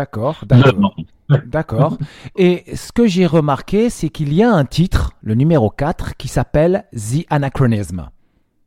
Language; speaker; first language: French; native; French